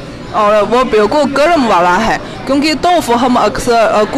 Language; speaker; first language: Hindi; non-native, fluent; Chinese